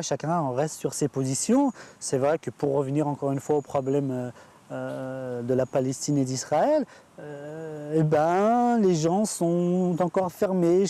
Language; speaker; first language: French; native; French